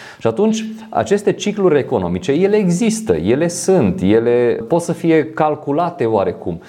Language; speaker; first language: Romanian; non-native, fluent; French